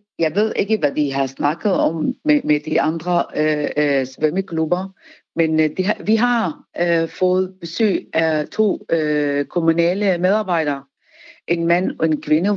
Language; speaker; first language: Danish; non-native, fluent; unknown